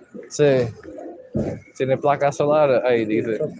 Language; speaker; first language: Spanish; non-native, learner; English